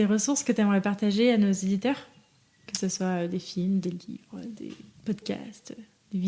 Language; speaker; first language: French; native; French